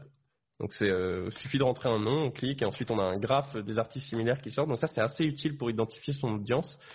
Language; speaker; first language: French; native; French